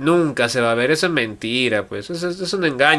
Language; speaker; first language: Spanish; native; Spanish